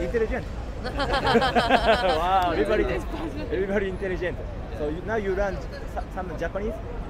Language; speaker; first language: English; non-native, learner; Japanese